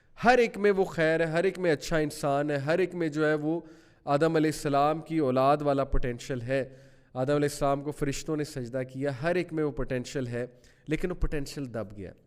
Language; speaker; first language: Urdu; native; Urdu